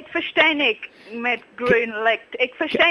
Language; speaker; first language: German; non-native, learner; English